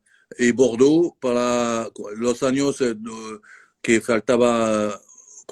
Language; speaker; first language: Spanish; non-native, learner; French